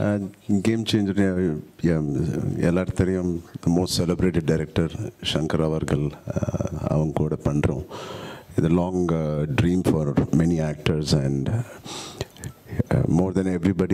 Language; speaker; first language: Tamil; non-native, local second language; Telugu